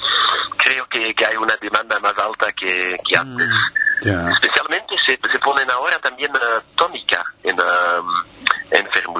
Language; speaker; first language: Spanish; non-native, fluent; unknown